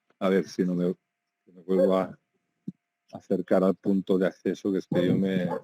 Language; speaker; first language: Spanish; non-native, local second language; Catalan